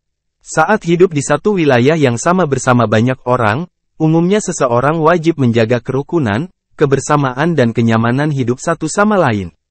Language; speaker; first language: Indonesian; native; Indonesian